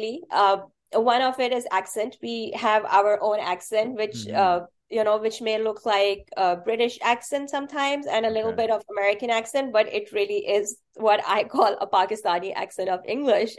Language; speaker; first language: English; non-native, local second language; Urdu